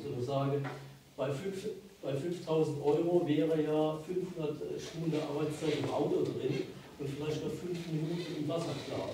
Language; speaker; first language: German; native; German